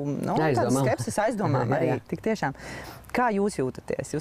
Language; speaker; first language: Latvian; native; Latvian